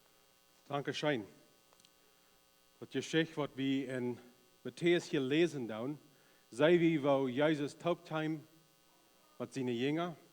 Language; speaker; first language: German; non-native, learner; Plautdietsch